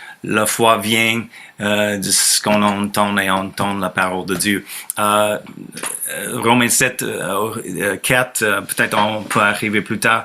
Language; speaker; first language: French; non-native, fluent; English